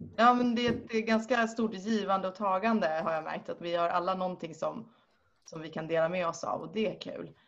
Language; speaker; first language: Swedish; native; Swedish